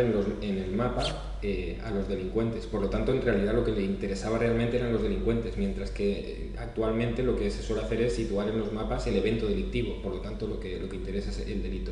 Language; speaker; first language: Spanish; native; Spanish